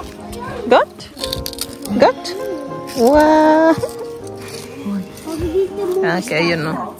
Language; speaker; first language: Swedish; non-native, learner; Cebuano